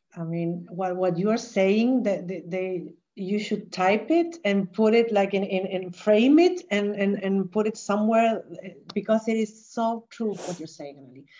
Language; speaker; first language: English; non-native, fluent; Spanish